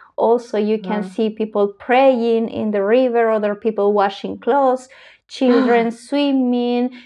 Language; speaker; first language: English; non-native, learner; Spanish